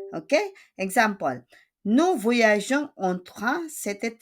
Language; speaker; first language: French; non-native, fluent; Filipino